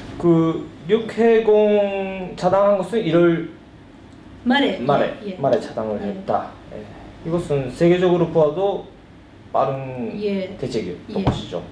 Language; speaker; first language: Korean; early bilingual, heritage; Korean